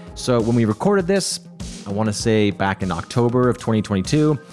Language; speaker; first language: English; native; English